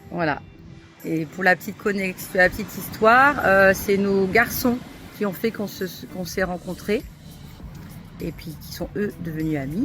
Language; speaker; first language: French; native; French